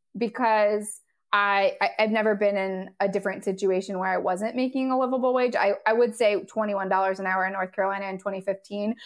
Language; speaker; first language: English; native; English